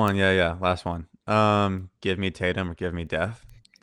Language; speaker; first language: English; native; English